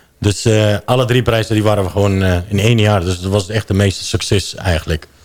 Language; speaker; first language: Dutch; non-native, fluent; Arabic